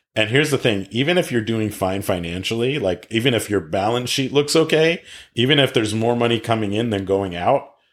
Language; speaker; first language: English; native; English